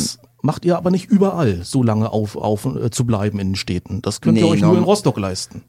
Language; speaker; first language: German; native; German